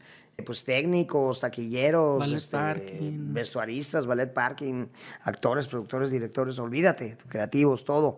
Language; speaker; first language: Spanish; native; Spanish